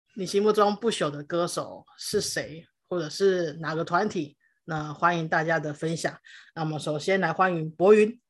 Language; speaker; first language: Chinese; non-native, local second language; Hakka Chinese